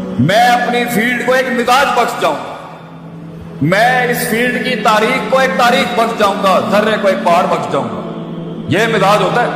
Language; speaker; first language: Urdu; non-native, local second language; Punjabi